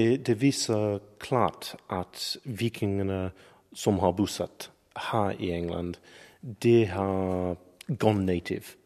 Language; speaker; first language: Norwegian; non-native, learner; English